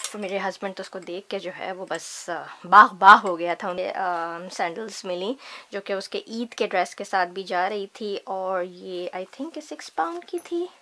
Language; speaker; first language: Hindi; native; Hindi